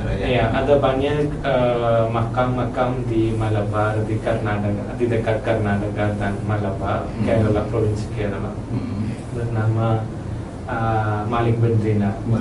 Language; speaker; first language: Indonesian; non-native, learner; Malayalam